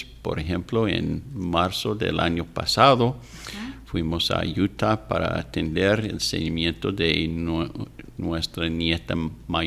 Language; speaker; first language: Spanish; non-native, fluent; English